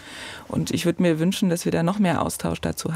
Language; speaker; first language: German; native; German